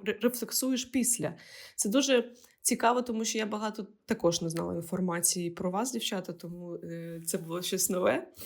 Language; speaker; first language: Ukrainian; non-native, local second language; Russian